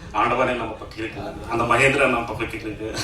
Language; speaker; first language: Tamil; non-native, learner; Telugu